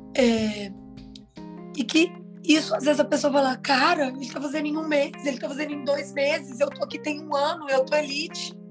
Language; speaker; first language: Portuguese; native; Portuguese